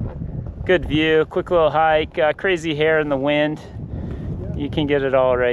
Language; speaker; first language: English; native; English